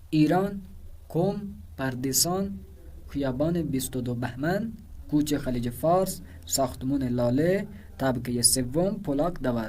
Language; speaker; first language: Persian; non-native, fluent; Urdu